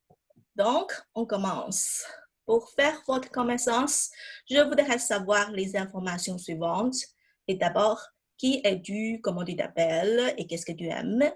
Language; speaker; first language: French; non-native, fluent; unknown